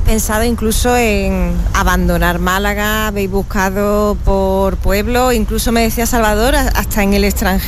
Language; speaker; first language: Spanish; native; Spanish